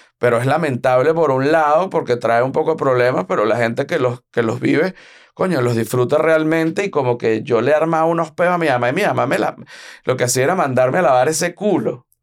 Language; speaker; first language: Spanish; native; Spanish